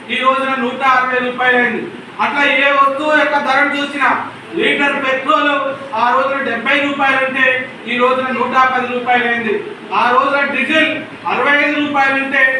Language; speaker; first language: Telugu; native; Telugu